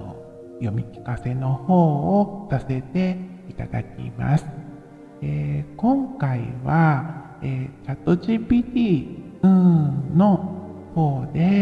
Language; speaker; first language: Japanese; native; Japanese